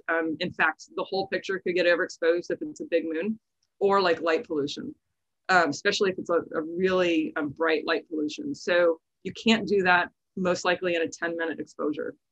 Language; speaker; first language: English; native; English